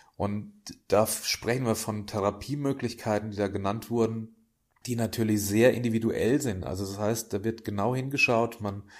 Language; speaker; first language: German; native; German